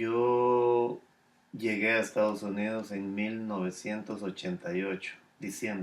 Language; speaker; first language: Spanish; native; Spanish